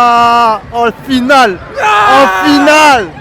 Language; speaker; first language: French; native; French